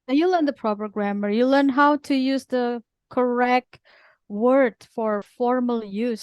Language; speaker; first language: English; non-native, fluent; Indonesian